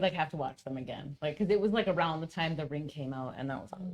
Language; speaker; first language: English; native; English